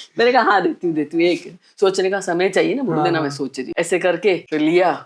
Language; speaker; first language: Hindi; native; Hindi